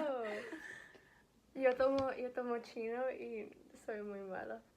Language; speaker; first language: Spanish; early bilingual, heritage; Spanish